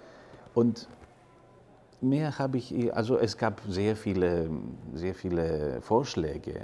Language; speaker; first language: German; non-native, fluent; Greek